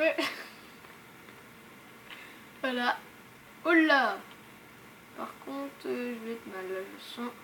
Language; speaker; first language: French; native; French